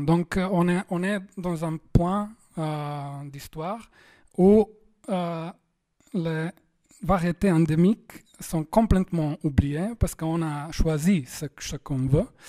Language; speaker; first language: French; non-native, fluent; Slovenian